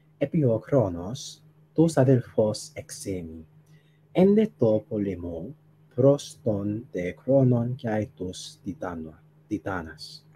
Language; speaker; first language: Greek; non-native, learner; Spanish